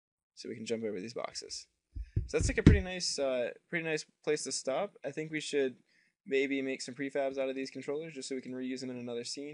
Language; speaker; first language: English; native; English